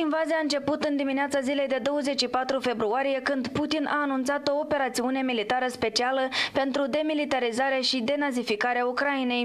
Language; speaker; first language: Romanian; native; Romanian